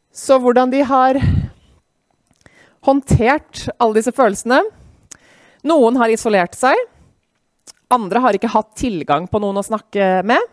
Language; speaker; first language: Norwegian; native; Norwegian